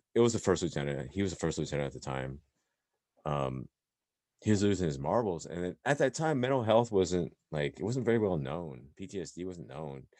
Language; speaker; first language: English; native; English